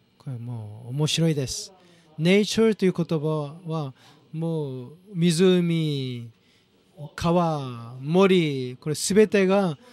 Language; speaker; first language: Japanese; non-native, fluent; Korean